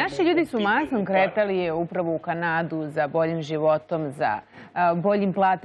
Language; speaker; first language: Serbian; native; Serbian